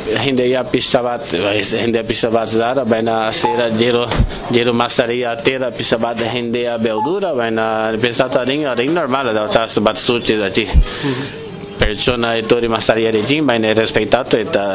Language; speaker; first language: Basque; non-native, learner; Portuguese